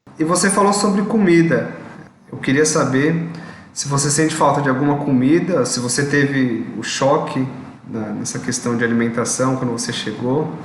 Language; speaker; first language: Portuguese; native; Portuguese